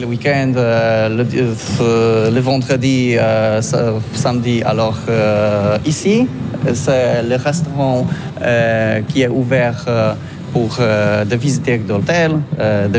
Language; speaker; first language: French; non-native, learner; Polish